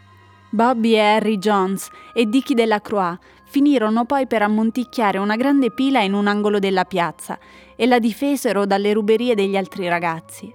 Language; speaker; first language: Italian; native; Italian